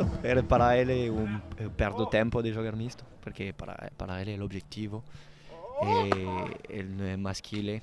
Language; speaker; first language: Portuguese; non-native, learner; French